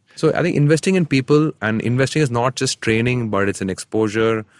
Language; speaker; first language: English; non-native, local second language; Tamil